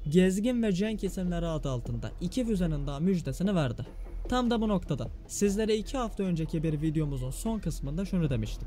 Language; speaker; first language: Turkish; native; Turkish